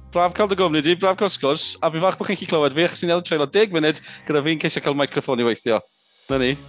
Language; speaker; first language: Welsh; native; Welsh